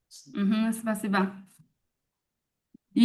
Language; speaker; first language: Russian; non-native, learner; Chinese